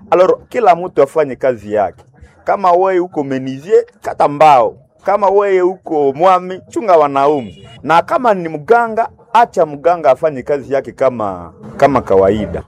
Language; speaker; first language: Swahili; non-native, local second language; Nande